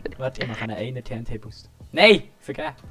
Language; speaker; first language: German; native; German